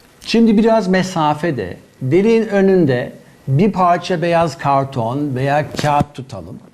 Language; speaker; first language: Turkish; non-native, fluent; German